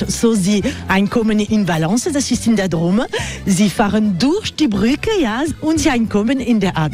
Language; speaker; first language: German; non-native, learner; French